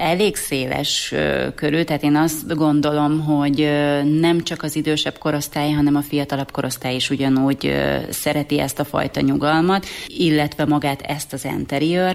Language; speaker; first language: Hungarian; native; Hungarian